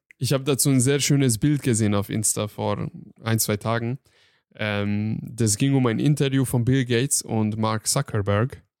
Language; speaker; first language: German; non-native, fluent; Hungarian